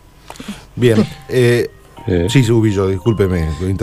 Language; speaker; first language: Spanish; native; Spanish